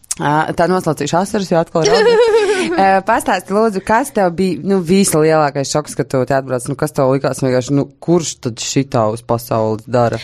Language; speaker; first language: Latvian; native; Latvian